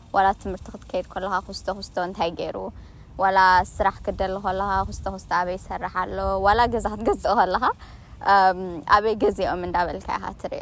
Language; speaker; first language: Tigrinya; native; Tigrinya